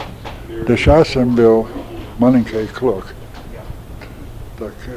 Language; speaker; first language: Czech; early bilingual, heritage; Czech